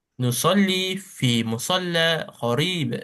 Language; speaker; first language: Arabic; non-native, learner; Malay